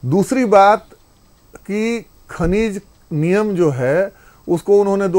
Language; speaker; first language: Hindi; native; Hindi